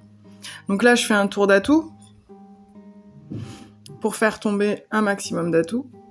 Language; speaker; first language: French; native; French